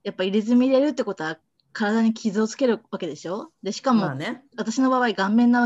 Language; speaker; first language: Japanese; native; Japanese